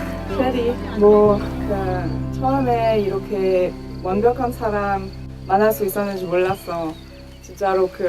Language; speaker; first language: Korean; non-native, learner; French